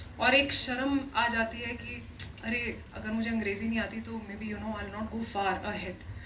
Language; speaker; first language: Hindi; native; Hindi